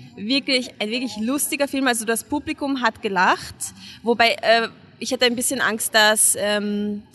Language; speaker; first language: German; non-native, fluent; Hungarian